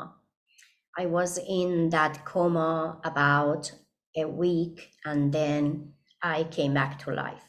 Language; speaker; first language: English; non-native, fluent; Persian